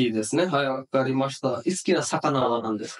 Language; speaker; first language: Japanese; non-native, fluent; Bangla